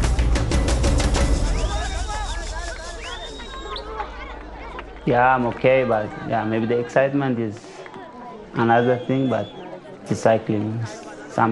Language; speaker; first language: English; non-native, learner; Tigrinya